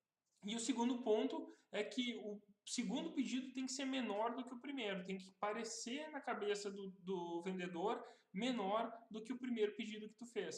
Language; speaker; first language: Portuguese; native; Portuguese